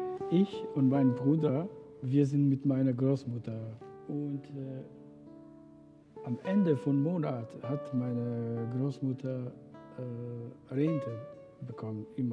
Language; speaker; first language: German; non-native, fluent; Romany